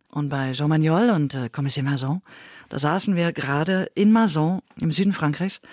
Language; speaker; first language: German; native; German